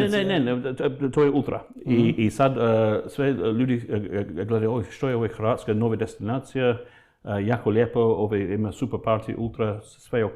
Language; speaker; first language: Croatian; non-native, fluent; English